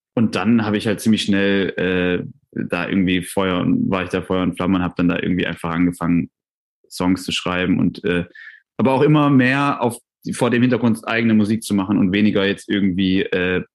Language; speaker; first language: German; native; German